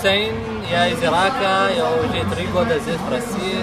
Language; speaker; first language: Russian; non-native, fluent; Arabic